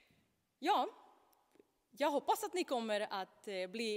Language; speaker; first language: Swedish; non-native, fluent; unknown